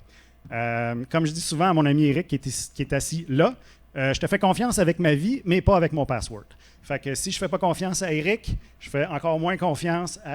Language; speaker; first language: French; native; French